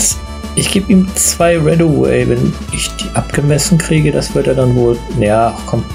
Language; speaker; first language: German; native; German